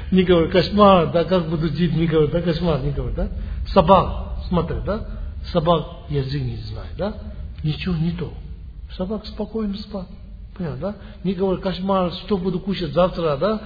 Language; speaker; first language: Russian; non-native, learner; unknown